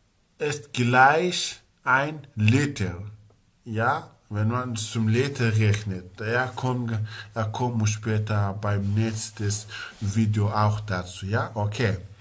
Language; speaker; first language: German; non-native, learner; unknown